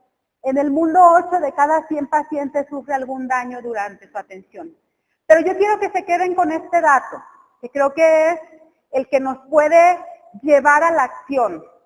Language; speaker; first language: Spanish; native; Spanish